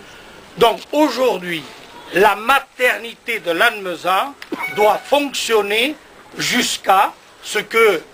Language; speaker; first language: French; native; French